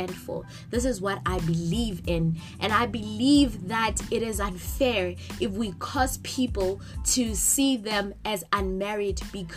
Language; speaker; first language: English; non-native, local second language; Southern Sotho